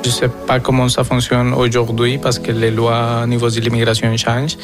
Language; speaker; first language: French; non-native, fluent; Spanish